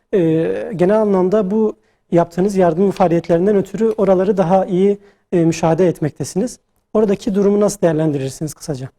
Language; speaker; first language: Turkish; native; Turkish